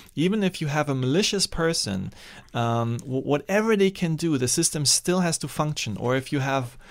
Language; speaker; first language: English; non-native, fluent; German